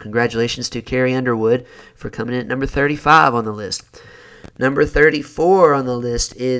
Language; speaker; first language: English; native; English